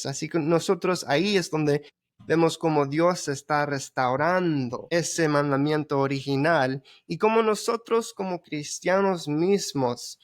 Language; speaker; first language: Spanish; early bilingual, heritage; Spanish